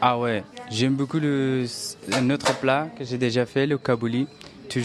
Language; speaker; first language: French; non-native, learner; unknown